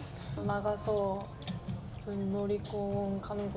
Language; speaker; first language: Korean; non-native, learner; Japanese